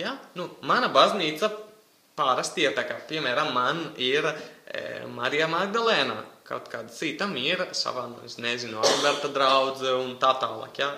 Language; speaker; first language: Latvian; non-native, fluent; Italian